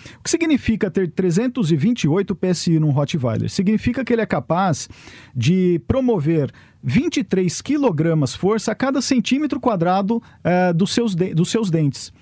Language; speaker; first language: Portuguese; native; Portuguese